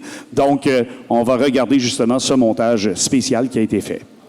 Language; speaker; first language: French; native; French